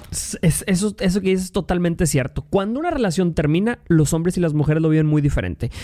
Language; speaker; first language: Spanish; native; Spanish